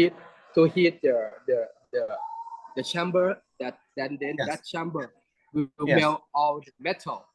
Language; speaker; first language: English; non-native, learner; Thai